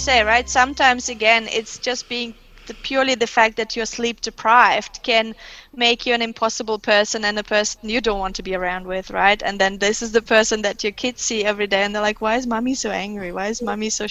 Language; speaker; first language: English; non-native, fluent; Russian